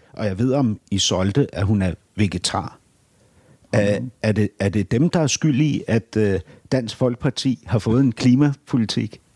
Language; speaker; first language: Danish; native; Danish